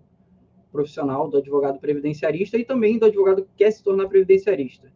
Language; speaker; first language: Portuguese; native; Portuguese